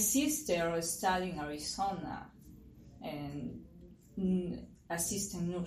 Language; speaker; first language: English; non-native, learner; Spanish